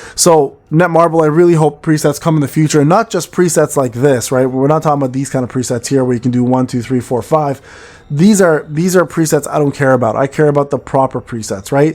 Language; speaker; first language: English; native; English